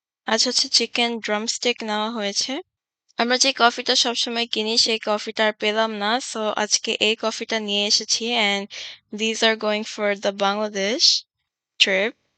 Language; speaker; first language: Bangla; early bilingual, heritage; Bangla